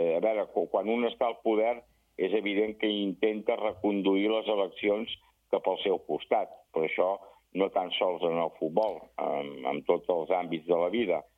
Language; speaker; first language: Catalan; native; Catalan